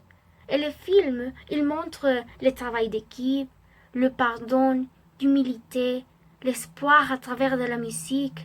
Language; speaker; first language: French; non-native, learner; Spanish